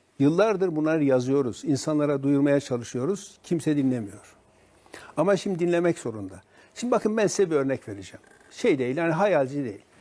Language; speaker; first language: Turkish; native; Turkish